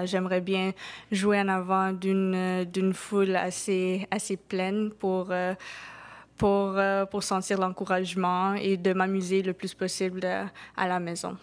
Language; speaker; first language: French; non-native, local second language; English